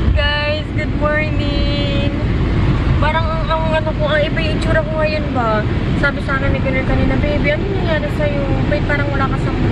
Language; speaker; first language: Filipino; native; Filipino